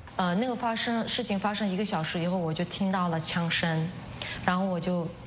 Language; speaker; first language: Chinese; non-native, local second language; Uyghur